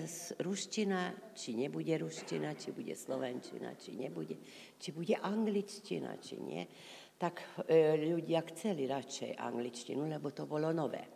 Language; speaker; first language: Slovak; non-native, local second language; Hungarian